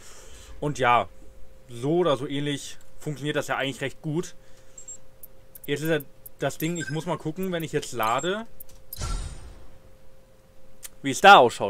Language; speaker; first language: German; native; German